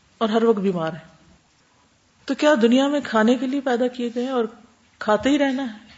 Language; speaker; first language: Urdu; native; Urdu